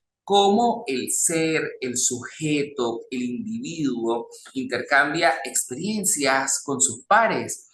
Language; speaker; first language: Spanish; native; Spanish